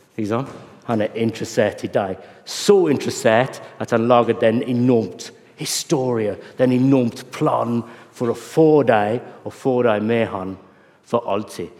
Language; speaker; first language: Norwegian; non-native, fluent; English